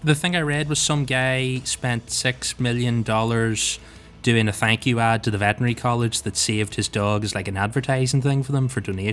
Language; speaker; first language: English; native; English